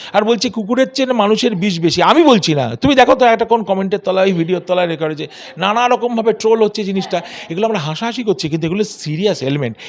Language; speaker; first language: Bangla; native; Bangla